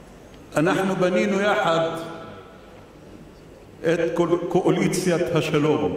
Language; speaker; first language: Hebrew; non-native, local second language; Arabic